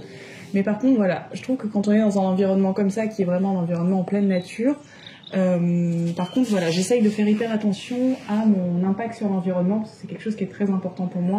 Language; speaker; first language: French; native; French